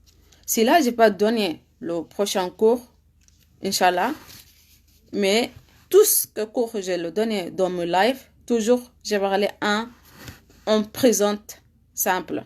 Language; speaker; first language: French; non-native, learner; Arabic